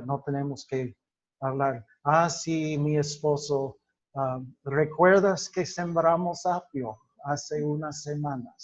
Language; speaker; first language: Spanish; non-native, fluent; English